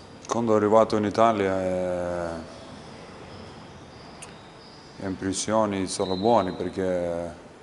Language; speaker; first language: Italian; non-native, learner; Lithuanian